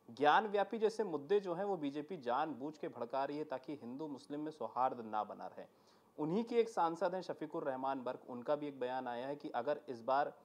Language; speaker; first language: Hindi; native; Hindi